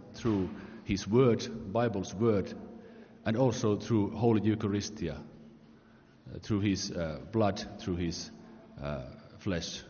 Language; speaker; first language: English; non-native, fluent; Finnish